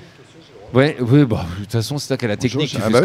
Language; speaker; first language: French; native; French